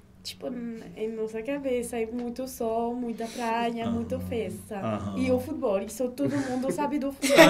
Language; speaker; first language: Portuguese; non-native, learner; French